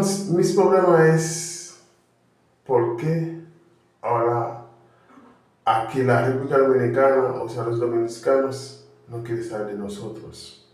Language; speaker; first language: Spanish; non-native, learner; Haitian Creole